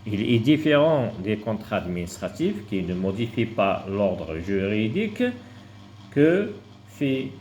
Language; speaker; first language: French; non-native, local second language; Arabic